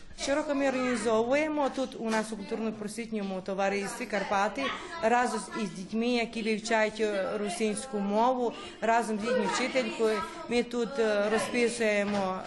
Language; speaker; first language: Ukrainian; early bilingual, heritage; Ukrainian